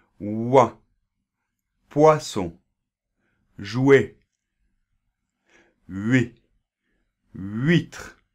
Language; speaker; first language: French; native; French